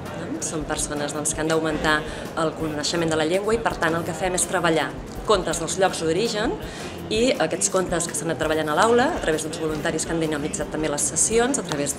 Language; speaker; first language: Catalan; native; Catalan